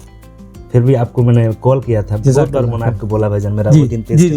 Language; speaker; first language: Hindi; non-native, fluent; Bangla